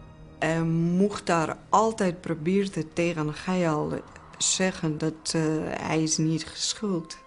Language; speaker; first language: Dutch; non-native, learner; Azerbaijani